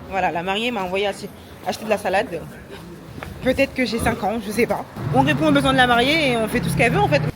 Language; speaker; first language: French; native; French